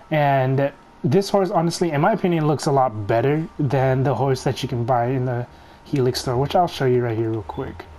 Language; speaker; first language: English; native; English